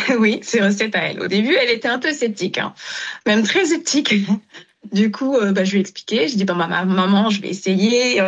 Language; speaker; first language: French; non-native, local second language; Wolof